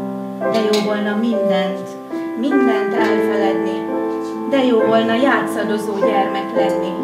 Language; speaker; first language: Hungarian; native; Hungarian